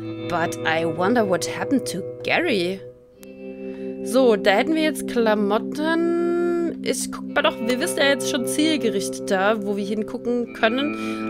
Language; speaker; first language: German; native; German